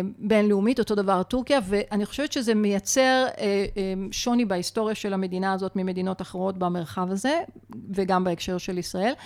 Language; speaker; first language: Hebrew; native; Hebrew